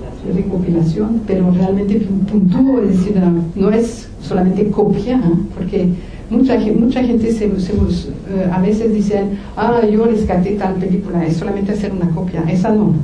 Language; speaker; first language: Spanish; non-native, fluent; French